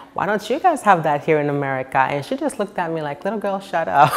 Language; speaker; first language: English; early bilingual, other home language; Haitian Creole